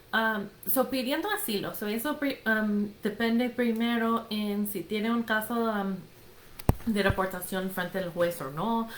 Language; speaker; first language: Spanish; non-native, fluent; English